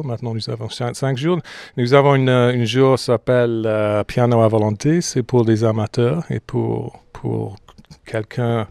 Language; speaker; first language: French; non-native, fluent; English